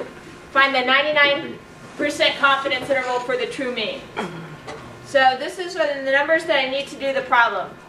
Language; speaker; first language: English; native; English